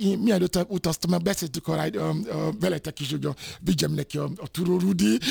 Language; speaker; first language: Hungarian; non-native, fluent; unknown